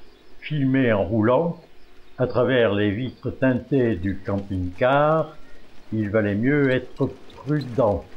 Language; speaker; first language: French; native; French